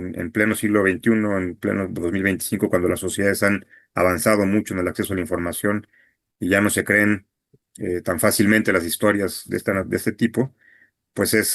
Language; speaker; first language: Spanish; native; Spanish